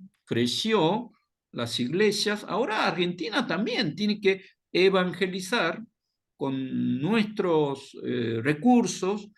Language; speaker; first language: Spanish; non-native, fluent; Korean